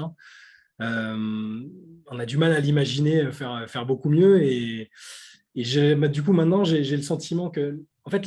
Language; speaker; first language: French; native; French